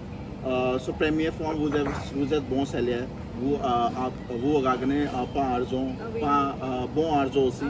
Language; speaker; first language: French; non-native, learner; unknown